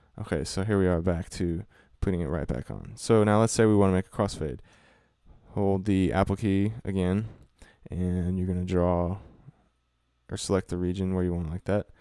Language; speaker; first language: English; native; English